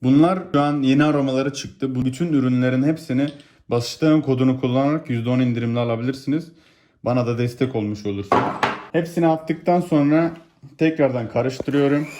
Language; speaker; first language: Turkish; native; Turkish